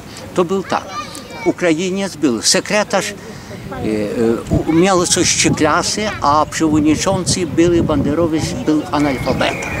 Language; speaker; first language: Polish; early bilingual, heritage; Polish